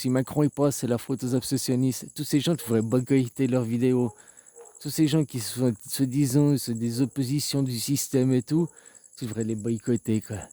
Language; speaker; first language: French; native; French